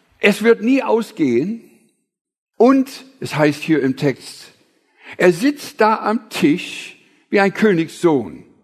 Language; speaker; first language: German; non-native, fluent; English